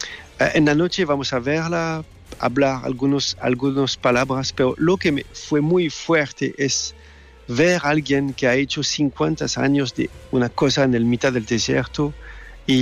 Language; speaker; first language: Spanish; non-native, fluent; French